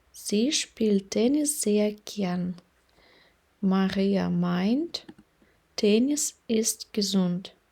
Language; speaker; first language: German; non-native, fluent; Ukrainian